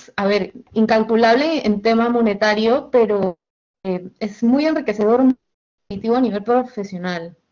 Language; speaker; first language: Spanish; native; Spanish